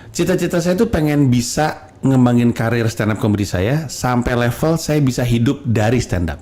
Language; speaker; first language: Indonesian; native; Indonesian